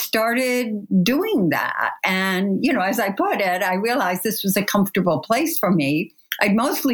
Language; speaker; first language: English; native; English